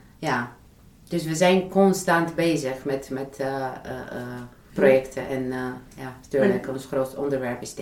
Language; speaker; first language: Dutch; non-native, fluent; Romanian